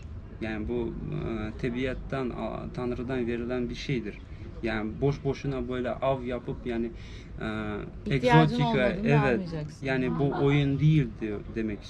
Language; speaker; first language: Turkish; non-native, fluent; Russian